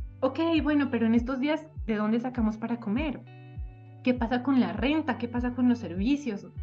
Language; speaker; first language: Spanish; native; Spanish